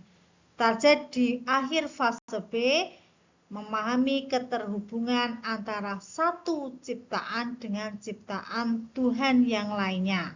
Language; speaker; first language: Indonesian; native; Indonesian